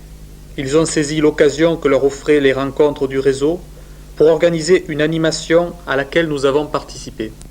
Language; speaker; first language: French; native; French